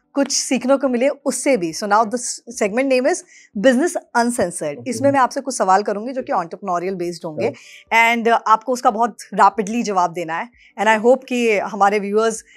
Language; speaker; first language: Hindi; native; Hindi